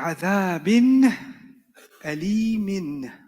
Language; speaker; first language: Arabic; non-native, fluent; English